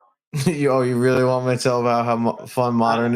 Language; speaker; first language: English; native; English